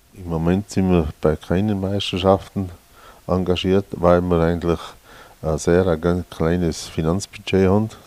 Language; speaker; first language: German; native; German